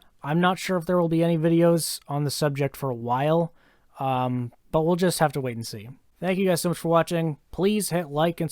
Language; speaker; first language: English; native; English